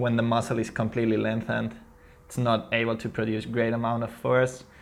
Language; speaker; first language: English; non-native, fluent; Spanish